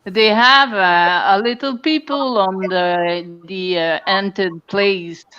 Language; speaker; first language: English; non-native, local second language; French